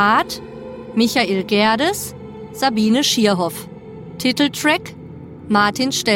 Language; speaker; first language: German; native; German